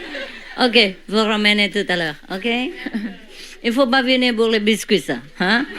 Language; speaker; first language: French; non-native, learner; Vietnamese